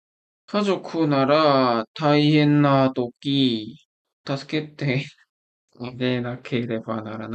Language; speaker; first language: Japanese; non-native, learner; Korean